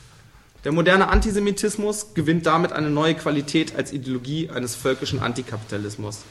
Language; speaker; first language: German; native; German